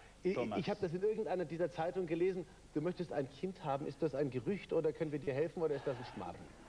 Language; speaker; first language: German; native; German